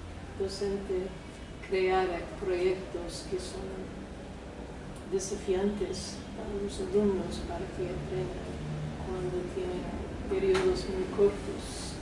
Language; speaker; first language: Spanish; non-native, fluent; English